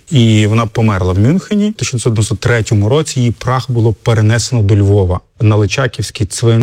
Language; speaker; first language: Ukrainian; native; Ukrainian